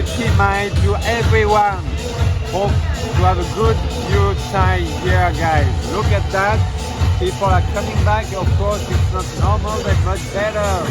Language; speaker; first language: English; non-native, fluent; French